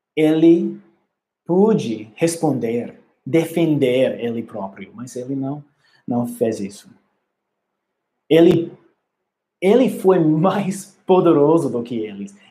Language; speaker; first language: Portuguese; non-native, learner; English